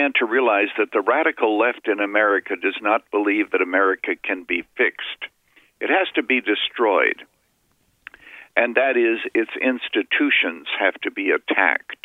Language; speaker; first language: English; native; English